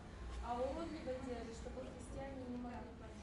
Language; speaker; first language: Russian; native; Russian